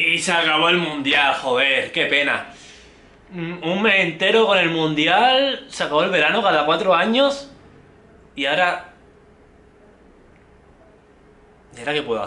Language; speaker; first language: Spanish; native; Spanish